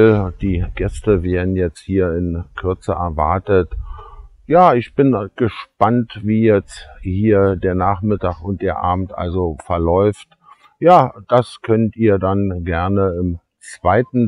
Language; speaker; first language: German; native; German